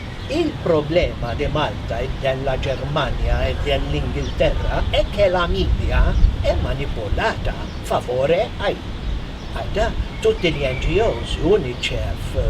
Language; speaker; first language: Italian; non-native, fluent; Maltese